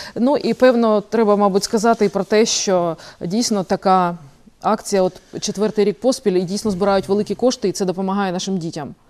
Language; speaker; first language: Ukrainian; native; Ukrainian